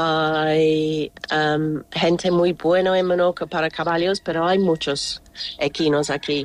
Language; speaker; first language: Spanish; non-native, learner; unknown